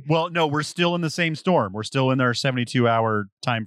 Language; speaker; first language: English; native; English